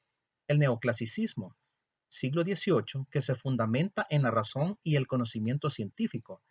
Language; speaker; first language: Spanish; native; Spanish